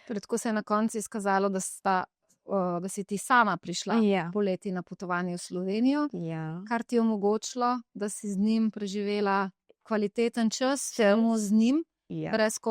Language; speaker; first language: Slovenian; native; Slovenian